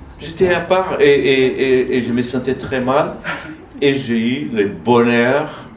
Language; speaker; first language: French; non-native, fluent; Portuguese